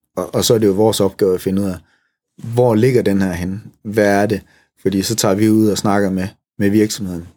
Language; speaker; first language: Danish; native; Danish